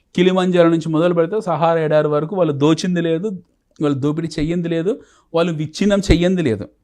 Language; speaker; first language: Telugu; native; Telugu